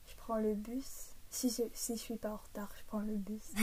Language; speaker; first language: French; early bilingual, heritage; English